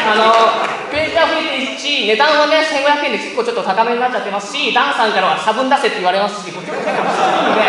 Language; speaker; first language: Japanese; native; Japanese